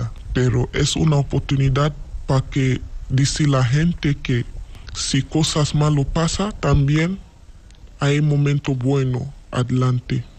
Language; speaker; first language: Spanish; non-native, learner; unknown